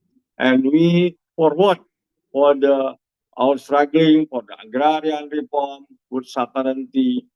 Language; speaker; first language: English; non-native, learner; Indonesian